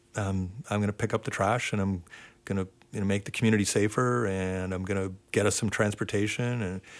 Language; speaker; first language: English; native; English